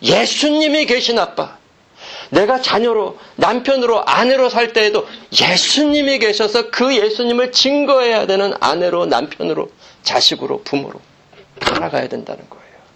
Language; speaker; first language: Korean; native; Korean